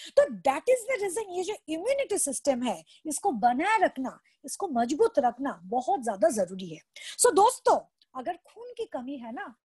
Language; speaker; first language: Hindi; non-native, local second language; Bangla